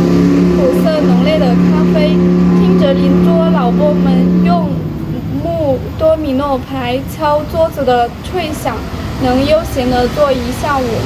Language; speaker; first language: Chinese; native; Chinese